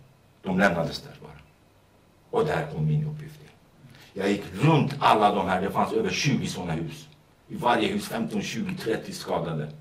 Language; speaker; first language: Swedish; non-native, fluent; Kurdish